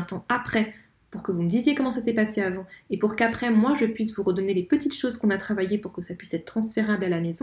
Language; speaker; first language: French; native; French